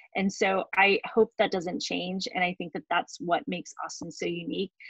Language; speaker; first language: English; native; English